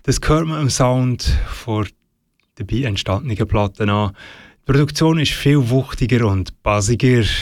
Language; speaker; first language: German; native; German